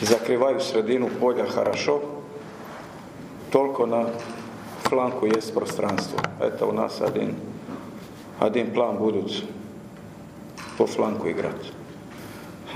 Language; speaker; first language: Russian; non-native, learner; Croatian